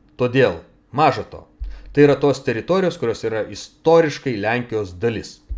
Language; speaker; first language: Lithuanian; native; Lithuanian